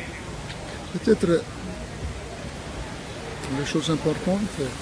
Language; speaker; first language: French; non-native, fluent; Russian